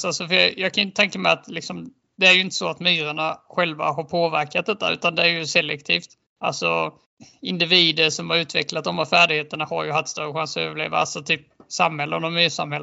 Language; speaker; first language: Swedish; native; Swedish